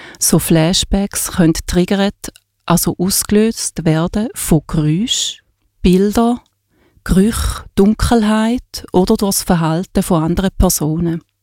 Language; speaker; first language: German; native; German